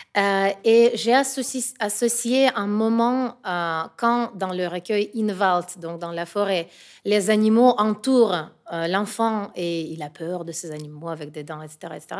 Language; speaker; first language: French; non-native, fluent; Russian